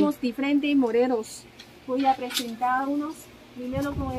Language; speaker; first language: Spanish; non-native, learner; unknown